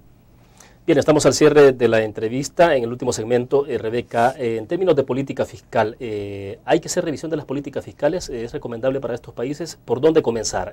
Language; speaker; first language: Spanish; native; Spanish